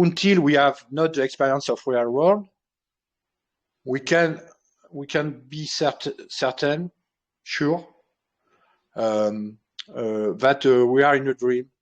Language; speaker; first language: English; non-native, learner; French